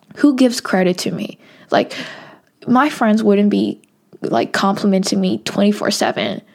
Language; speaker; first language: English; non-native, local second language; Cantonese